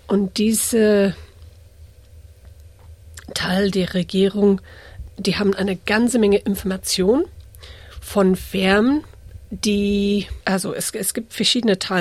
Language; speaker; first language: German; non-native, fluent; English